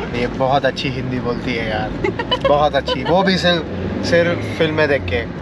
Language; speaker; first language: Hindi; non-native, local second language; Marathi